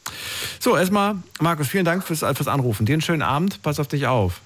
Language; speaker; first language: German; native; German